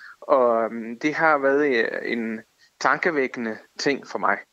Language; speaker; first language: Danish; non-native, fluent; Tamil